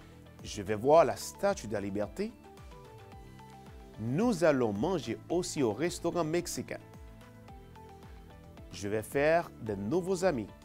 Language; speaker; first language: French; non-native, fluent; Spanish